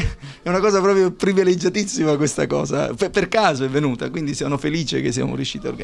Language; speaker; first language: Italian; native; Italian